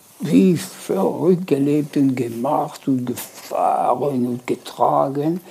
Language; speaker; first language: German; non-native, local second language; French